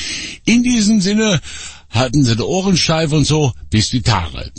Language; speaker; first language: German; native; German